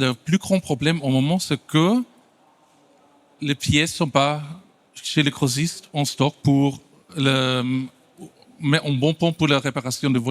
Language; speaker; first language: French; non-native, fluent; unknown